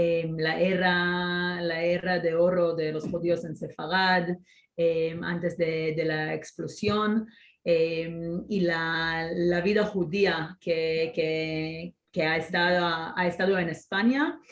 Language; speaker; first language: Spanish; non-native, fluent; Hebrew